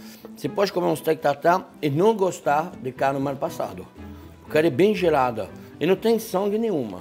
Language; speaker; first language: Portuguese; non-native, fluent; French